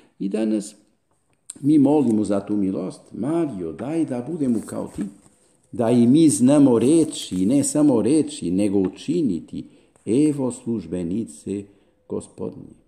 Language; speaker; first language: Croatian; non-native, fluent; Spanish